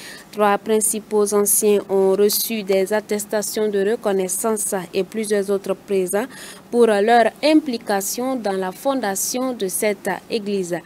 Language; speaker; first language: French; non-native, local second language; Mossi